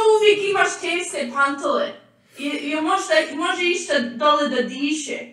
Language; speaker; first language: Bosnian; early bilingual, heritage; English